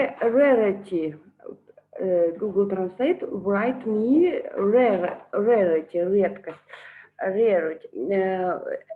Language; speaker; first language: English; non-native, learner; Russian